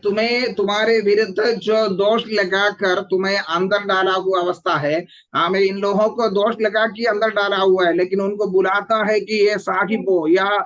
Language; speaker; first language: Hindi; non-native, local second language; Malayalam